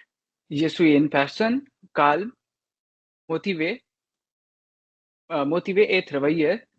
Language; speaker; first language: French; non-native, learner; Hindi